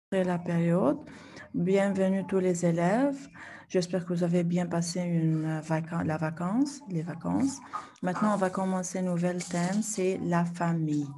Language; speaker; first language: French; non-native, fluent; Arabic